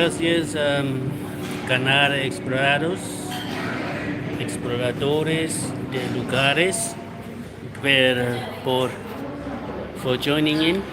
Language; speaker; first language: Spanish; non-native, learner; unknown